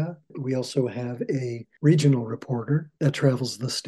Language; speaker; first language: English; native; English